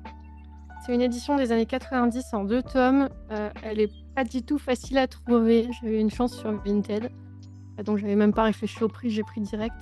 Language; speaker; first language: French; native; French